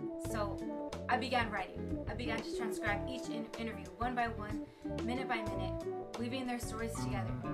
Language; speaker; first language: English; early bilingual, other home language; Spanish